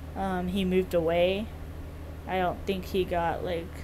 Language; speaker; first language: English; native; English